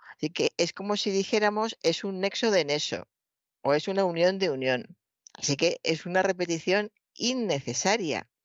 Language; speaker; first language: Spanish; native; Spanish